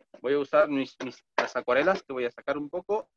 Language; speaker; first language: Portuguese; non-native, learner; Spanish